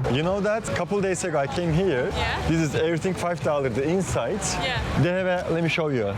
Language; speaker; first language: English; non-native, learner; Turkish